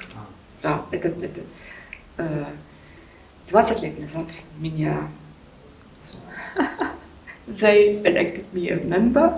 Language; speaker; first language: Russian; non-native, learner; German